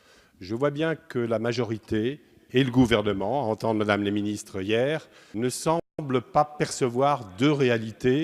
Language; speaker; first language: French; native; French